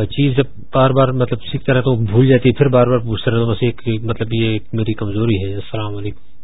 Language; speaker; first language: Urdu; non-native, local second language; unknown